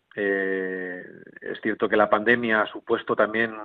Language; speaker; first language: Spanish; native; Spanish